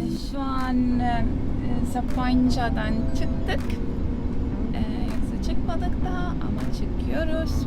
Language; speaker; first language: Turkish; non-native, learner; Estonian